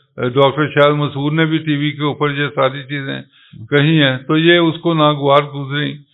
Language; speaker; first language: Urdu; non-native, local second language; Punjabi